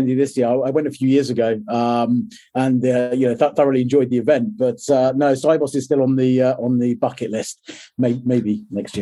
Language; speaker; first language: English; native; English